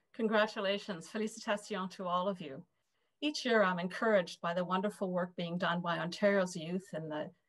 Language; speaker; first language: English; native; English